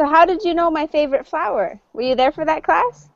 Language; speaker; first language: English; native; English